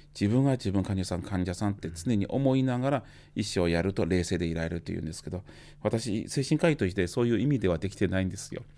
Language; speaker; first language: Japanese; native; Japanese